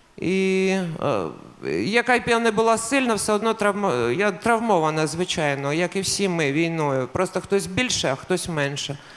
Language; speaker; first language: Ukrainian; non-native, local second language; Russian